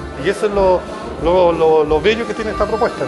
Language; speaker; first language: Spanish; native; Spanish